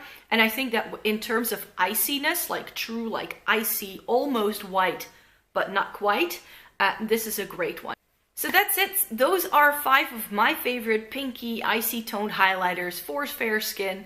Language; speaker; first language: English; non-native, fluent; Dutch